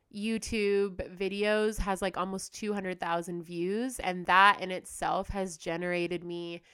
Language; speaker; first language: English; native; English